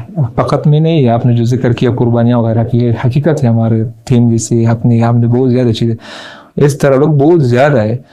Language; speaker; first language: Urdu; non-native, learner; Pashto